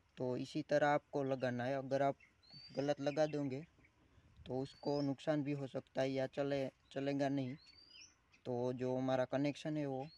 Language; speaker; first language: Hindi; non-native, local second language; Gujarati